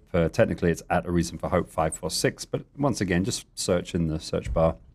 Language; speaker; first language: English; native; English